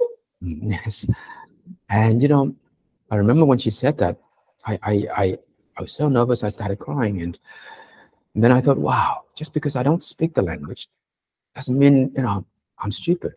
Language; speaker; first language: English; early bilingual, other home language; Vietnamese